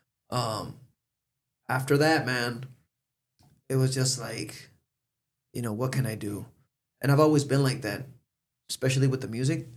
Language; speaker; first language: English; early bilingual, other home language; Spanish